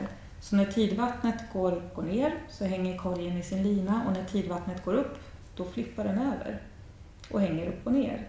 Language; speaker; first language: Swedish; native; Swedish